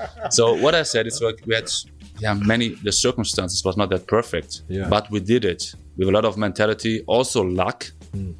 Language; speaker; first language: English; non-native, fluent; German